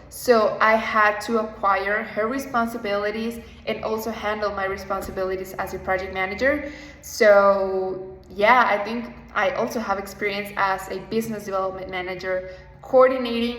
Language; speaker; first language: English; non-native, fluent; Spanish